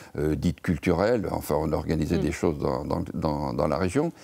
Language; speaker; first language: French; native; French